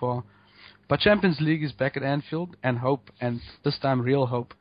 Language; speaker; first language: English; native; English